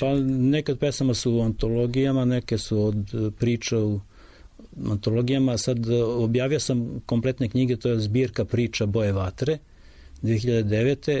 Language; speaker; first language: Serbian; native; Serbian